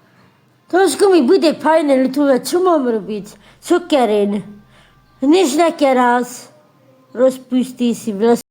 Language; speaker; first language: Slovak; non-native, local second language; Romany